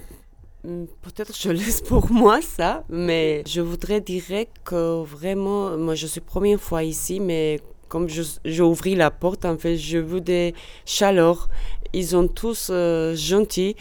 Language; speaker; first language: French; non-native, learner; Georgian